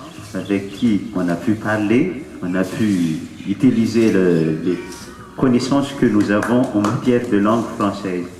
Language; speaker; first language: French; non-native, local second language; Malagasy